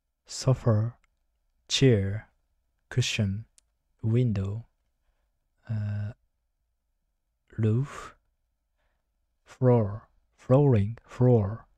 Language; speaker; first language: English; non-native, learner; Japanese